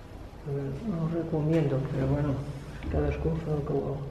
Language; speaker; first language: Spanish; non-native, local second language; Catalan